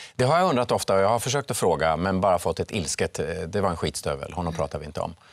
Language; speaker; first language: Swedish; early bilingual, other home language; Finnish